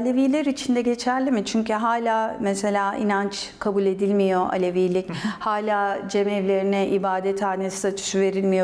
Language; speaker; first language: Turkish; native; Turkish